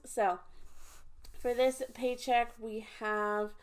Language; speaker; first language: English; native; English